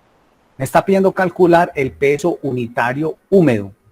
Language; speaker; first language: Spanish; native; Spanish